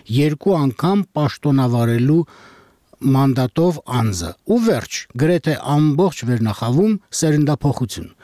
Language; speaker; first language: Armenian; native; Armenian